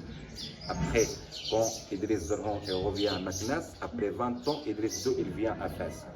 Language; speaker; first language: French; non-native, local second language; Arabic